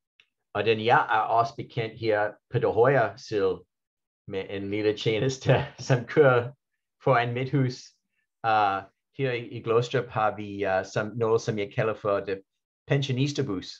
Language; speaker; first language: Danish; non-native, fluent; English